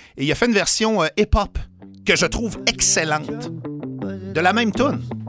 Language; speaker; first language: French; native; French